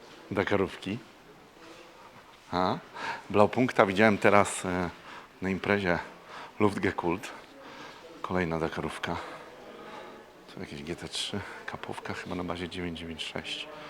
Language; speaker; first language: Polish; native; Polish